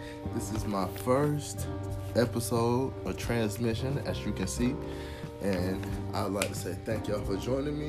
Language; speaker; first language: English; native; English